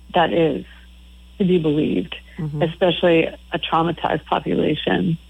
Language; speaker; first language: English; native; English